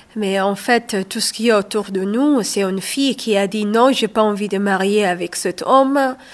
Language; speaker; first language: French; non-native, learner; Somali